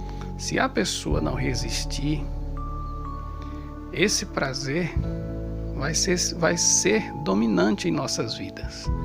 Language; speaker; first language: Portuguese; native; Portuguese